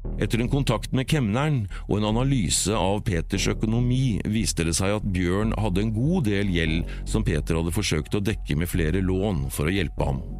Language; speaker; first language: Norwegian; native; Norwegian